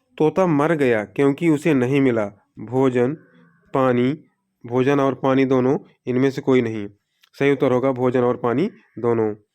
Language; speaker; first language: Hindi; native; Hindi